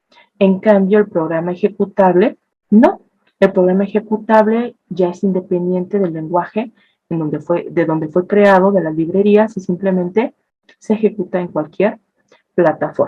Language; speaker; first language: Spanish; native; Spanish